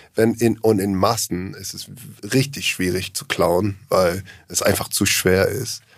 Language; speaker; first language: German; non-native, learner; English